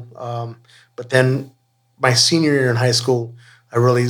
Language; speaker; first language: English; native; English